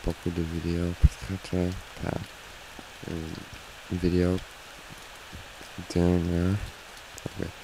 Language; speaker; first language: French; non-native, learner; English